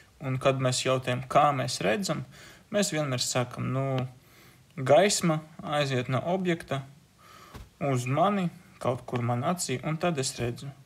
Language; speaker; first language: Latvian; non-native, local second language; Russian